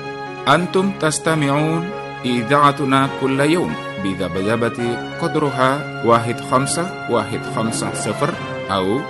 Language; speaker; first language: Arabic; non-native, fluent; Indonesian